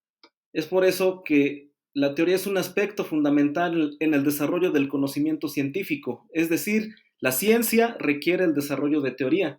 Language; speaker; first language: Spanish; native; Spanish